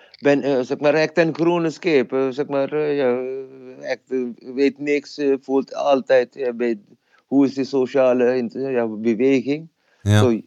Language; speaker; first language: Dutch; non-native, fluent; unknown